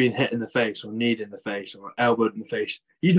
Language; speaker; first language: English; native; English